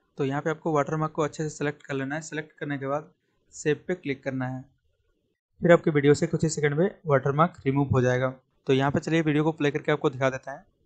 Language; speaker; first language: Hindi; native; Hindi